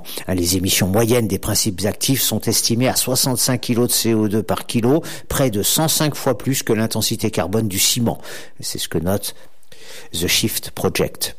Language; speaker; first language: French; native; French